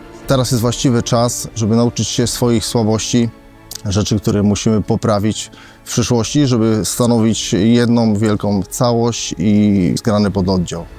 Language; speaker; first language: Polish; native; Polish